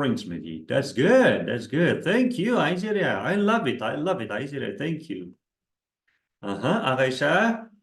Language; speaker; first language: English; non-native, fluent; Kazakh